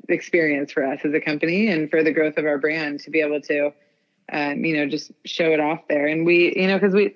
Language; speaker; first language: English; native; English